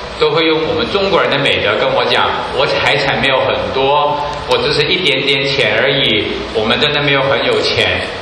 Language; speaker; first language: Chinese; non-native, local second language; Cantonese